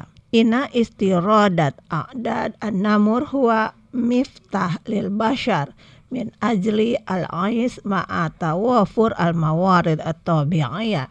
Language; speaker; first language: Arabic; non-native, fluent; Indonesian